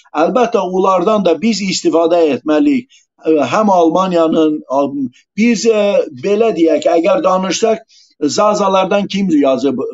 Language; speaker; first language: Azerbaijani; non-native, local second language; Talysh